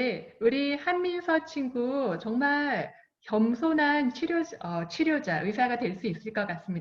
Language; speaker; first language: Korean; native; Korean